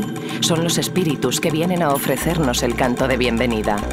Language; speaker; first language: Spanish; native; Spanish